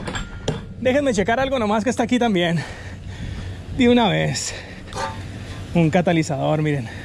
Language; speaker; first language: Spanish; native; Spanish